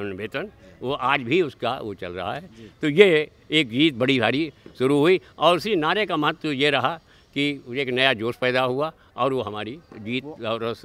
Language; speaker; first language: Hindi; native; Hindi